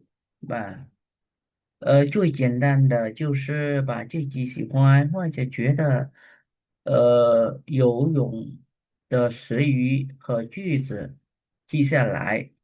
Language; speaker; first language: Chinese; non-native, learner; Khmer